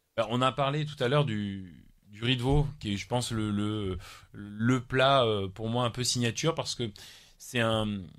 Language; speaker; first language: French; native; French